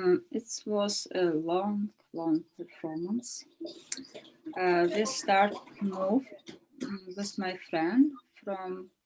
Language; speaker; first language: English; non-native, learner; Ukrainian